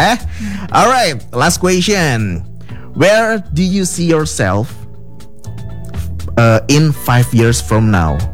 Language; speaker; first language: English; non-native, learner; Indonesian